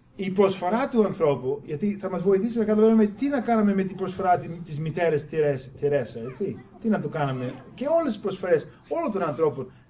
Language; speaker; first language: Greek; non-native, fluent; English